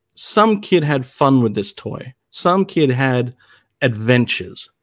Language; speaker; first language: English; native; English